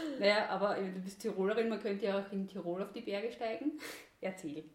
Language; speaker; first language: German; native; German